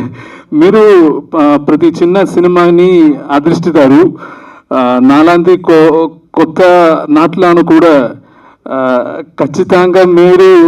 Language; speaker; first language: Telugu; non-native, learner; Malayalam